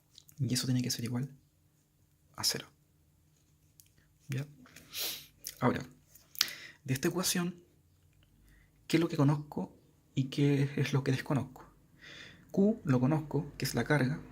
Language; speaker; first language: Spanish; native; Spanish